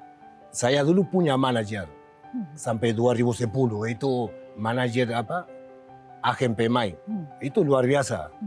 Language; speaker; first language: Indonesian; non-native, learner; Spanish